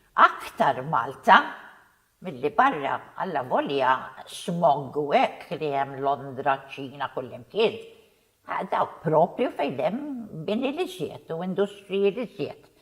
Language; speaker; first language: Maltese; non-native, local second language; English